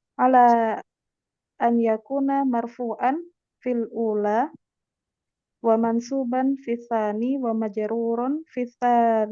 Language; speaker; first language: Arabic; non-native, learner; Indonesian